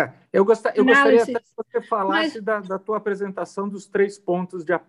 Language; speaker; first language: Portuguese; native; Portuguese